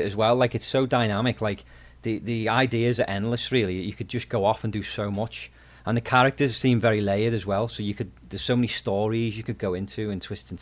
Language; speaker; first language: English; native; English